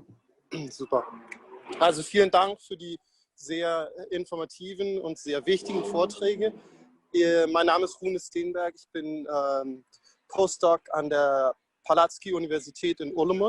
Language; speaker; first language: German; non-native, fluent; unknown